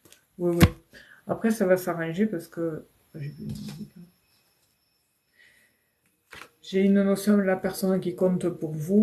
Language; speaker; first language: French; native; French